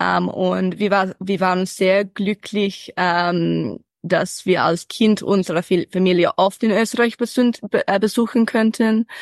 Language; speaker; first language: German; early bilingual, heritage; English